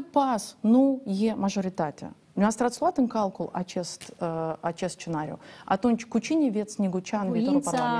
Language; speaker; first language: Romanian; native; Romanian